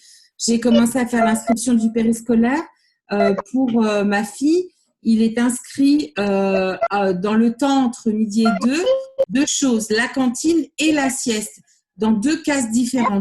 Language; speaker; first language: French; native; French